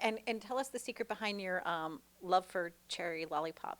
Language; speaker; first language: English; native; English